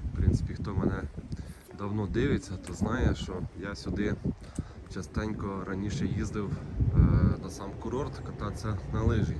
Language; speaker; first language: Ukrainian; non-native, local second language; Russian